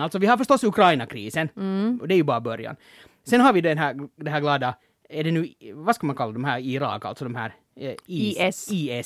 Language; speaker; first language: Swedish; native; Swedish